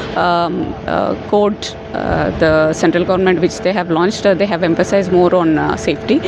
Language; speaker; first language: English; non-native, local second language; Telugu